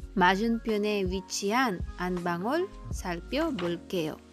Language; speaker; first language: Korean; non-native, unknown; Filipino